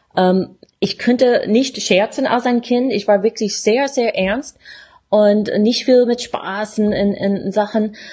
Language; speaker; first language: German; non-native, fluent; English